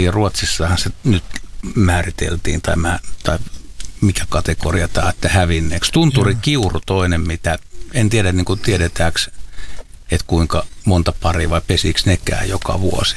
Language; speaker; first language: Finnish; native; Finnish